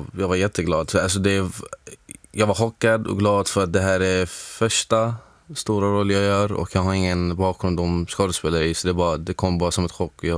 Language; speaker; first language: Swedish; non-native, fluent; Arabic